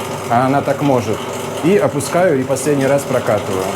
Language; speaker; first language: Russian; native; Russian